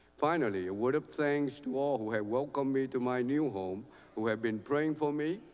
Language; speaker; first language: English; non-native, fluent; Vietnamese